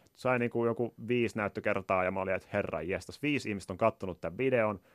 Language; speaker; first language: Finnish; native; Finnish